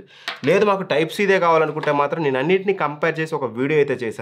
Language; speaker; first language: Telugu; native; Telugu